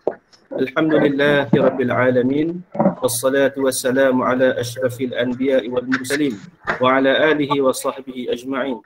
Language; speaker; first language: Arabic; non-native, fluent; Malay